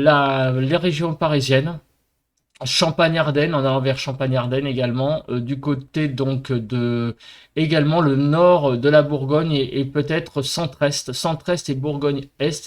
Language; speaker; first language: French; native; French